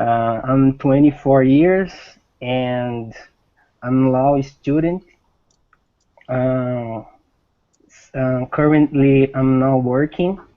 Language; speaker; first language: English; non-native, learner; Portuguese